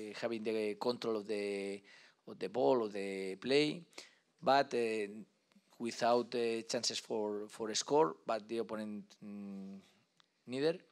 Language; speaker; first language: English; non-native, learner; Spanish